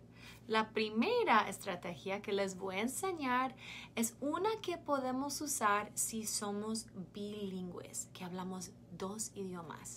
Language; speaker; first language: Spanish; non-native, fluent; English